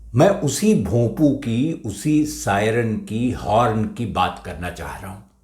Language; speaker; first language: Hindi; native; Hindi